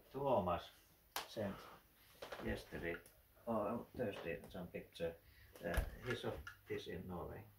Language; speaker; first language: English; non-native, learner; Finnish